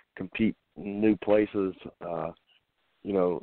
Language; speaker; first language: English; native; English